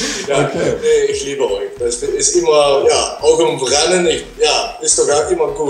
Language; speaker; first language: German; non-native, learner; Dutch